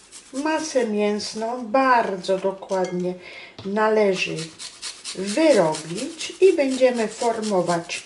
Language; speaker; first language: Polish; native; Polish